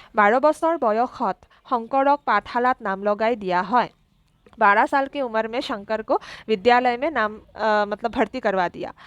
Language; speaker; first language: Hindi; non-native, local second language; Assamese